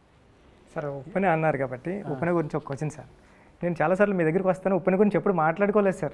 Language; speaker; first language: Telugu; native; Telugu